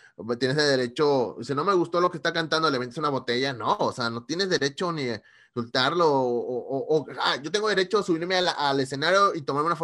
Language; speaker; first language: Spanish; native; Spanish